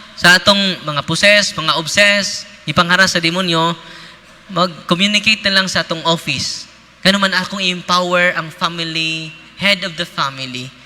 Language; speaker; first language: Cebuano; native; Cebuano